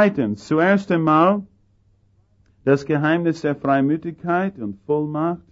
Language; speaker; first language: German; non-native, fluent; English